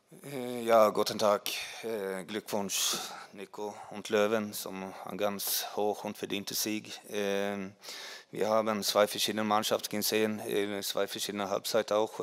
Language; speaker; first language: German; non-native, fluent; Swedish